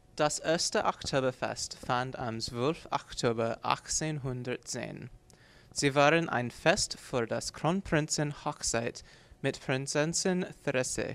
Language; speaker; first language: German; non-native, learner; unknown